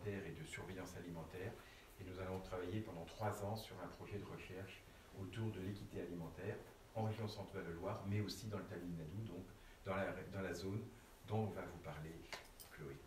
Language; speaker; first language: French; native; French